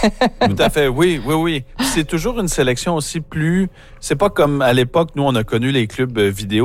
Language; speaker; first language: French; native; French